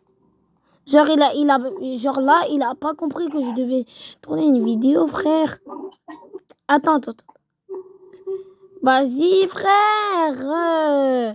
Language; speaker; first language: French; native; French